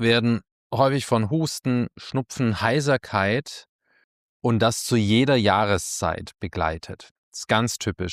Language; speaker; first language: German; native; German